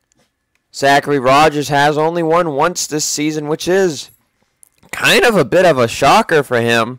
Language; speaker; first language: English; native; English